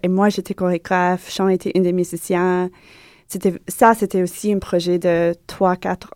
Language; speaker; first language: French; non-native, learner; English